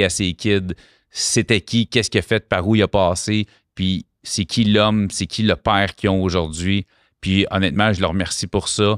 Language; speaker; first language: French; native; French